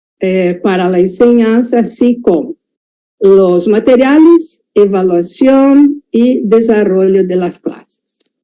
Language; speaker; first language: Spanish; non-native, fluent; Portuguese